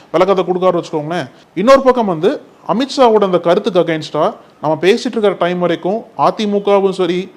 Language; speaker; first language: Tamil; native; Tamil